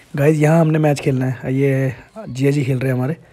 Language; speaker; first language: Hindi; native; Hindi